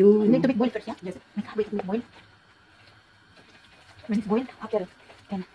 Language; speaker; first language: English; non-native, local second language; Filipino